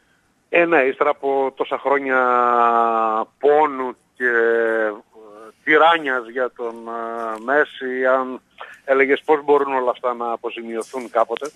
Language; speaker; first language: Greek; native; Greek